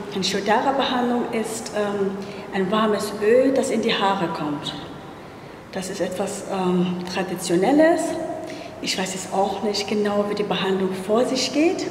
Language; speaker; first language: German; non-native, fluent; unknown